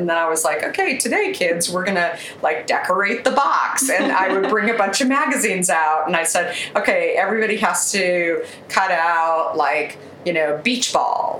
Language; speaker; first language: English; native; English